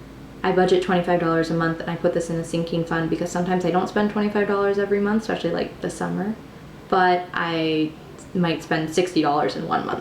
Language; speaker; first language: English; native; English